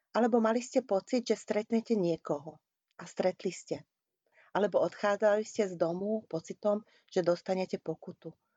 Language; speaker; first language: Slovak; non-native, local second language; Hungarian